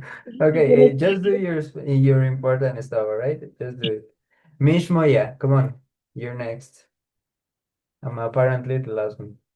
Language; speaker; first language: English; non-native, fluent; Spanish